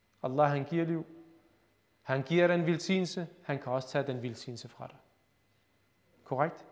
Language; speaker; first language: Danish; early bilingual, other home language; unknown